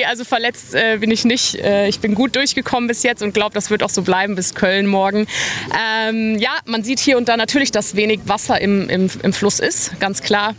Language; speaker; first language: German; native; German